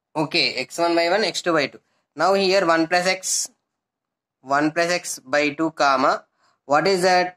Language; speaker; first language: English; non-native, local second language; Telugu